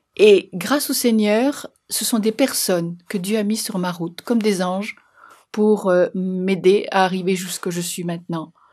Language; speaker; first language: French; native; French